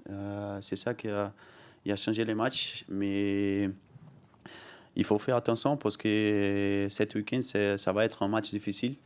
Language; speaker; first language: French; non-native, learner; Portuguese